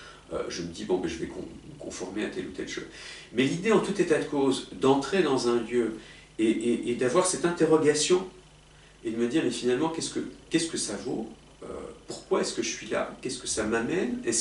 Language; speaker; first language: French; native; French